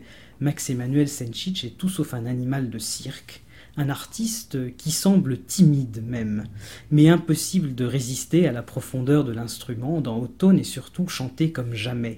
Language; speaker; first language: French; native; French